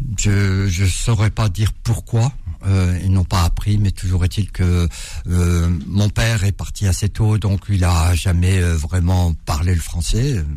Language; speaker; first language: French; early bilingual, other home language; Arabic